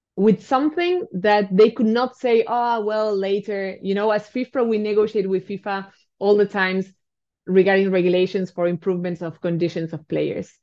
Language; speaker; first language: English; non-native, fluent; Spanish